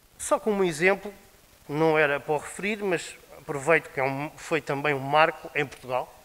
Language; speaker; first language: Portuguese; native; Portuguese